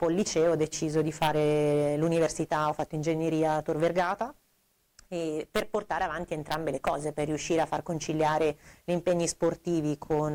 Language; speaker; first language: Italian; native; Italian